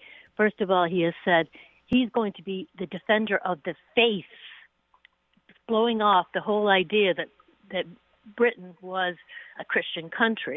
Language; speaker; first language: English; native; English